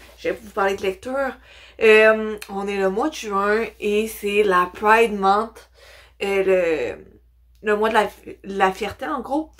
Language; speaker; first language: French; native; French